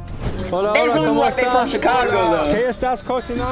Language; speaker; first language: Spanish; non-native, learner; English